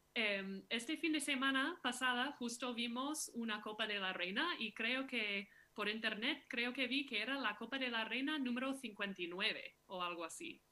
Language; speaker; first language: Spanish; non-native, fluent; English